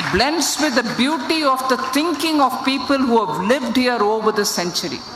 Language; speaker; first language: English; non-native, local second language; Tamil